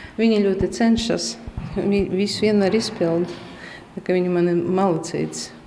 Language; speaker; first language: Latvian; non-native, local second language; Russian